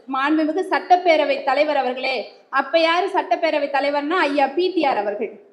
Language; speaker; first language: Tamil; native; Tamil